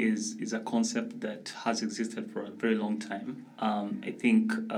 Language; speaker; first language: English; non-native, local second language; Luo (Kenya and Tanzania)